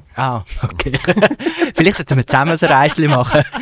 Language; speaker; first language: German; native; German